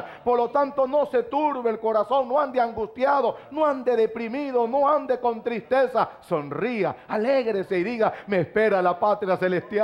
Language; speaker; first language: Spanish; native; Spanish